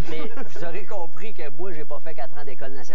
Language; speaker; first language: French; native; French